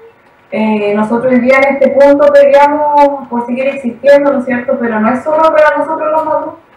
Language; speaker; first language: Spanish; native; Spanish